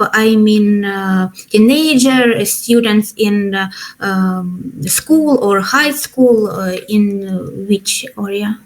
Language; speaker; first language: English; non-native, learner; Ukrainian